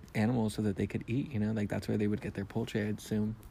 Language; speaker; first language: English; early bilingual, other home language; Spanish